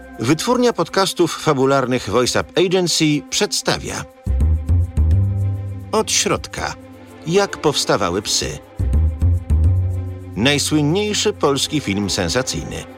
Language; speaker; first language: Polish; native; Polish